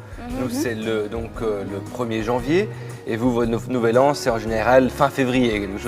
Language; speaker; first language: French; native; French